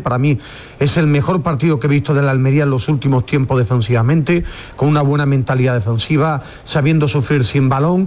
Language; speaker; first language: Spanish; native; Spanish